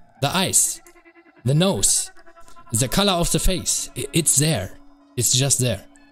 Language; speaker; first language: English; non-native, fluent; German